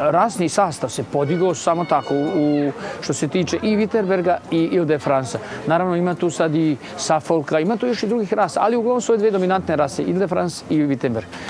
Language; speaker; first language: Serbian; native; Serbian